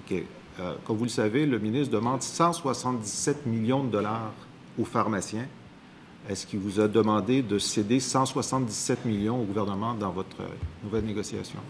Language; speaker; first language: French; native; French